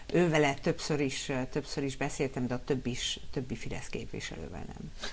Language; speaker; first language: Hungarian; early bilingual, heritage; Hungarian